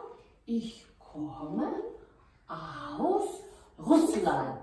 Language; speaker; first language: German; non-native, fluent; Russian